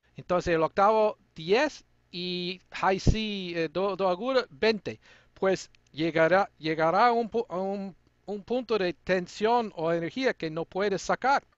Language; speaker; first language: Spanish; non-native, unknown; English